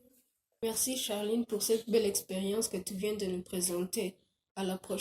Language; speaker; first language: French; non-native, local second language; Kinyarwanda